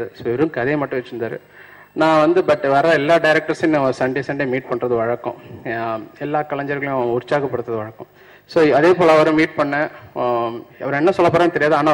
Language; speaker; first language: Tamil; native; Tamil